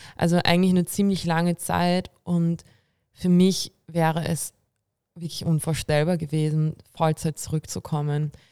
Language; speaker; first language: German; early bilingual, other home language; Bulgarian